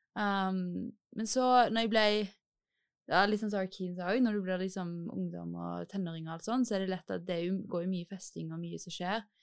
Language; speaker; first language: Norwegian; native; Norwegian